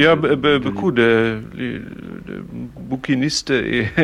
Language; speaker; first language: French; non-native, learner; German